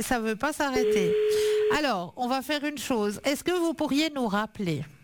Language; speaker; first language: French; native; French